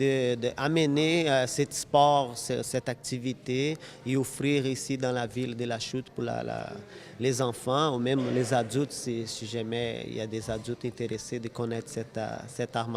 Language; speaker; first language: French; non-native, fluent; Portuguese